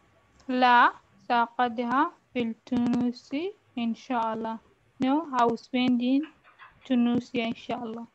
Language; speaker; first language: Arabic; non-native, learner; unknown